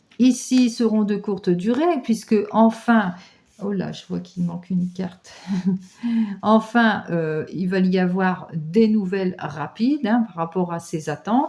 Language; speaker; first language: French; native; French